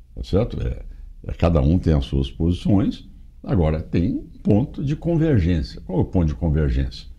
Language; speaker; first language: Portuguese; native; Portuguese